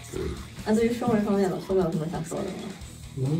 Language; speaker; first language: Chinese; native; Chinese